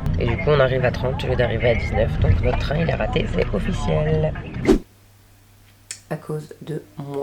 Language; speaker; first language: French; native; French